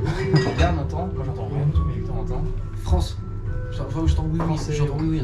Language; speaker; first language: French; native; French